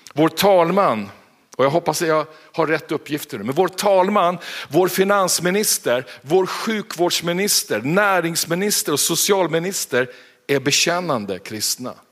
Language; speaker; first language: Swedish; native; Swedish